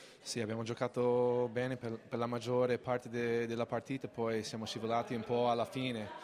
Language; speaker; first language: Italian; non-native, fluent; English